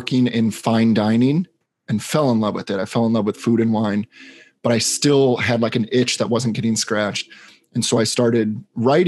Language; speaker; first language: English; native; English